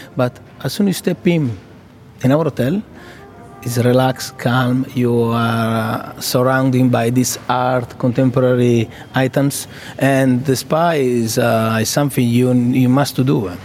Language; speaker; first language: English; non-native, fluent; Italian